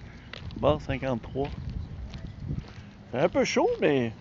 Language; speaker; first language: French; native; French